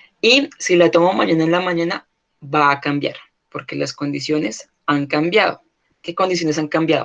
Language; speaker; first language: Spanish; native; Spanish